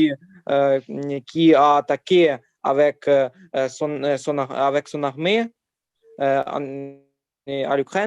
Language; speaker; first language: French; non-native, learner; Ukrainian